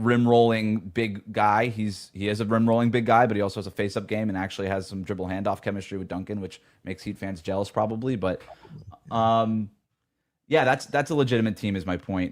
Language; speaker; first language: English; native; English